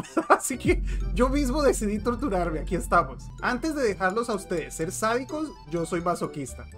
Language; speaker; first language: Spanish; native; Spanish